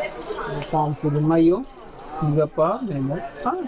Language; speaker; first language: French; non-native, fluent; Spanish